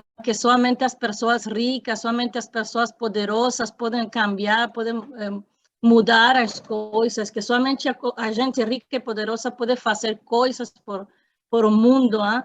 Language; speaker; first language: Portuguese; non-native, fluent; Spanish